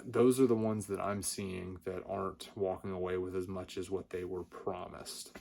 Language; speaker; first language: English; native; English